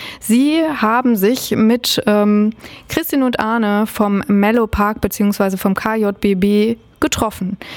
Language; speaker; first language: German; native; German